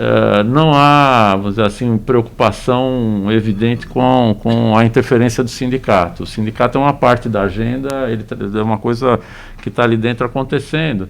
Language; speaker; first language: Portuguese; native; Portuguese